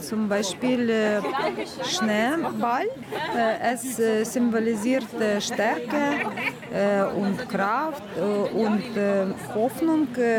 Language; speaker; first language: German; non-native, learner; Ukrainian